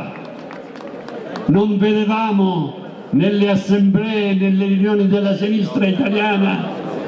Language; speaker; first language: Italian; native; Italian